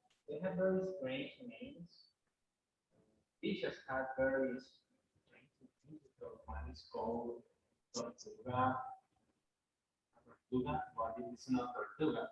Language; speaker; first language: English; non-native, learner; Spanish